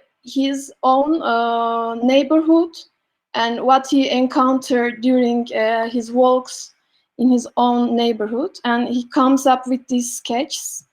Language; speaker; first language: English; non-native, learner; Turkish